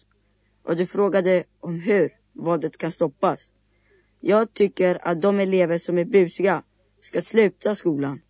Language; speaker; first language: Swedish; non-native, learner; Greek